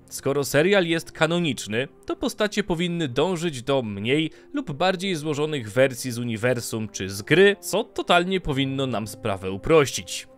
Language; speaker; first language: Polish; native; Polish